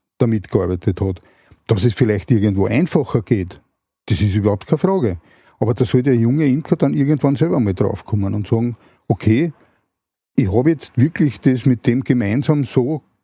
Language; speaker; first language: German; native; German